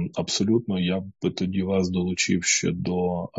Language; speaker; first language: Ukrainian; native; Ukrainian